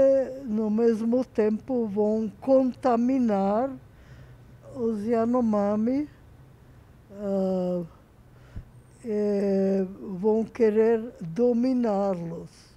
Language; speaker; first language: Portuguese; non-native, fluent; Hungarian